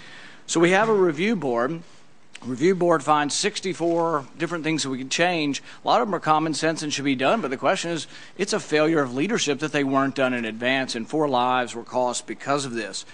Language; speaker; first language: English; native; English